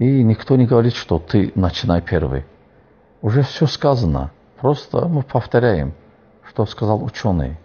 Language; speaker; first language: Russian; non-native, fluent; Azerbaijani